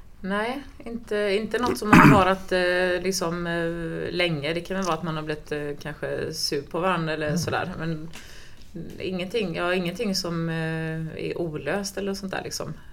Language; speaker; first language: Swedish; native; Swedish